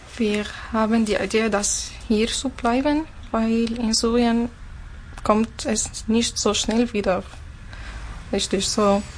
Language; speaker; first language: German; non-native, learner; Arabic